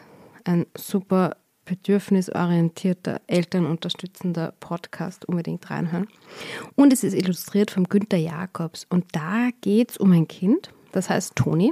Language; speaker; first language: German; native; German